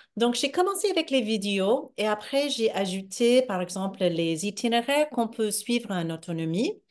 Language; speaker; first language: French; non-native, fluent; English